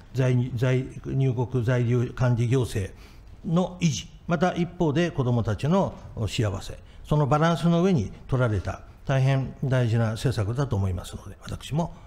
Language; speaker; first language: Japanese; native; Japanese